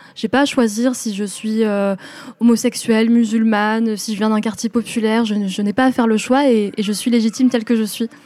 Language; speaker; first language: French; early bilingual, other home language; Arabic